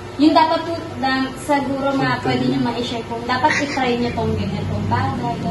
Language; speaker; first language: Filipino; native; Filipino